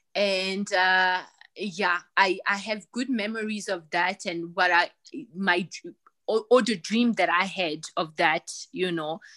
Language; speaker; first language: English; non-native, fluent; Rundi